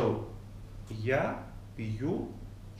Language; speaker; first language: Russian; non-native, learner; Greek